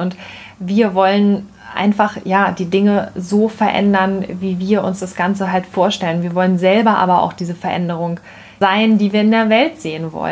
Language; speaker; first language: German; native; German